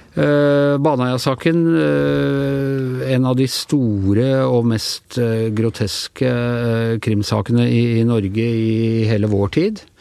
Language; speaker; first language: Norwegian; native; Norwegian